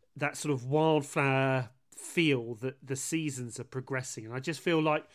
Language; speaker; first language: English; native; English